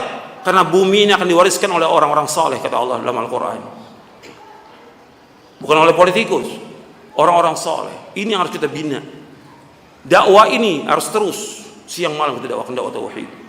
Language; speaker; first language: Indonesian; native; Indonesian